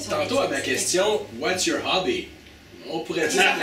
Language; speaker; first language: French; native; French